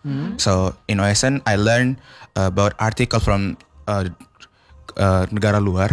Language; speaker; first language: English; non-native, learner; Indonesian